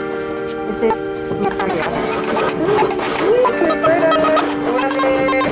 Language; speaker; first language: Spanish; non-native, learner; English